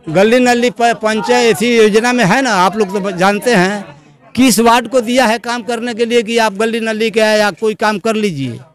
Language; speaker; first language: Hindi; native; Hindi